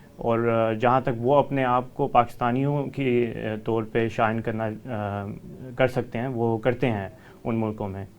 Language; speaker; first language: Urdu; early bilingual, heritage; Urdu